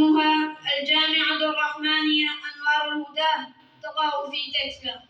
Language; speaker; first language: Arabic; non-native, learner; Urdu